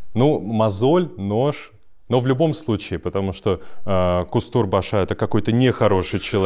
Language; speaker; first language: Russian; native; Russian